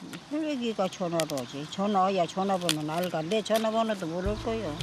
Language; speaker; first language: Korean; native; Korean